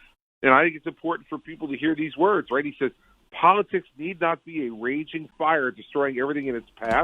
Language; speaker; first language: English; native; English